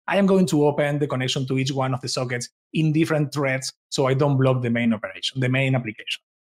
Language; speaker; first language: English; non-native, fluent; Spanish